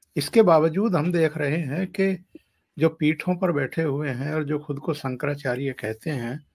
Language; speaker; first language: Hindi; native; Hindi